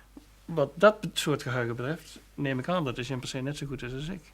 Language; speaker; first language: Dutch; native; Dutch